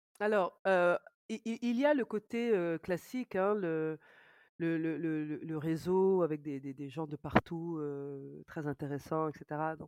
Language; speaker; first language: French; native; French